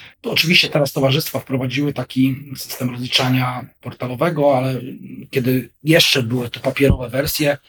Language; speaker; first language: Polish; native; Polish